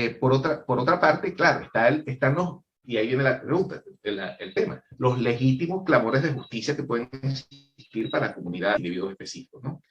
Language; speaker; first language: Spanish; native; Spanish